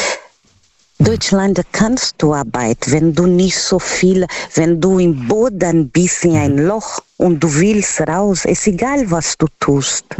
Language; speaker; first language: German; non-native, learner; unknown